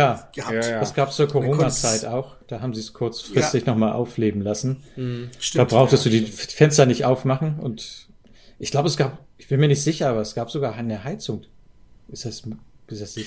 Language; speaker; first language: German; native; German